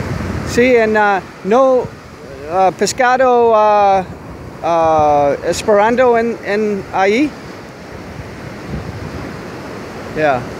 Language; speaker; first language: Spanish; non-native, learner; English